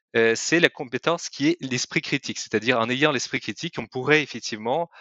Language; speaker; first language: French; non-native, fluent; Russian